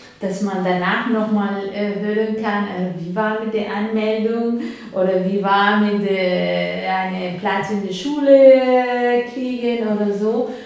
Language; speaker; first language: German; non-native, fluent; Spanish